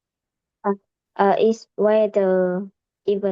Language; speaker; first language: English; non-native, learner; Vietnamese